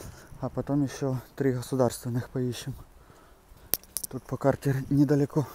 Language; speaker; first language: Russian; native; Russian